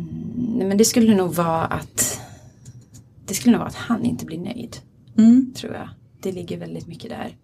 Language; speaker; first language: Swedish; native; Swedish